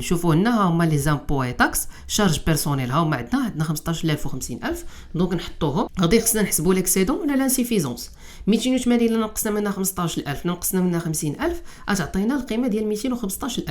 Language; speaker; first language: Arabic; native; Arabic